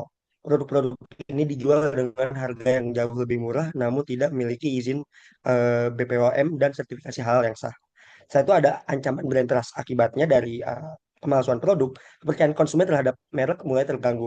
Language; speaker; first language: Indonesian; native; Indonesian